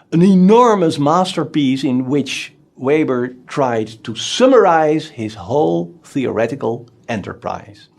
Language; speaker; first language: English; non-native, fluent; Dutch